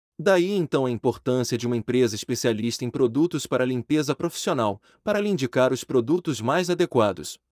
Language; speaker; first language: Portuguese; native; Portuguese